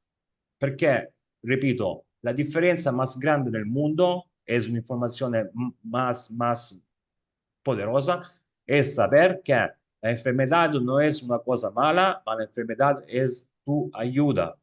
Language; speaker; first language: Spanish; non-native, fluent; Italian